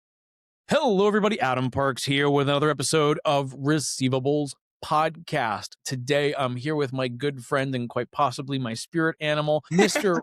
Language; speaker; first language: English; native; English